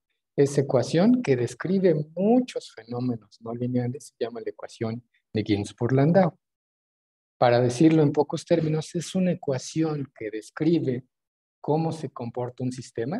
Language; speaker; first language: Spanish; native; Spanish